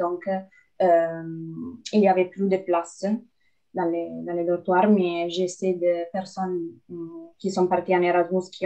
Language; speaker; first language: French; non-native, fluent; Italian